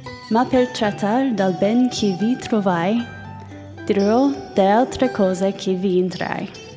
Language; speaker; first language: Italian; non-native, fluent; English